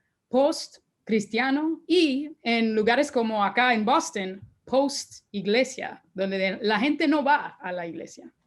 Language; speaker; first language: Spanish; early bilingual, heritage; Spanish